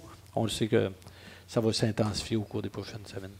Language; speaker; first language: French; native; French